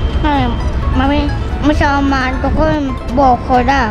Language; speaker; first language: Thai; early bilingual, heritage; Thai